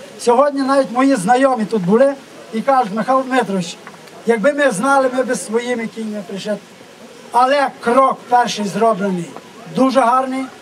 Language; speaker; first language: Ukrainian; native; Ukrainian